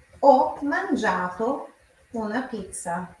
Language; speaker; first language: Italian; non-native, fluent; Portuguese